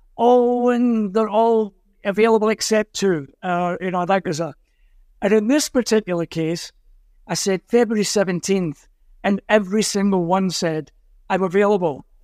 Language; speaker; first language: English; native; English